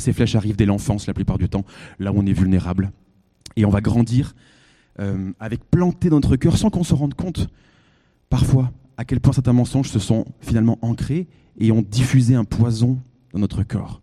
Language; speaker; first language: French; native; French